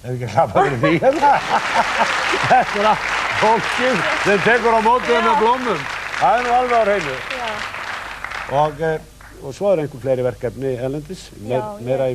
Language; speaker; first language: Icelandic; native; Icelandic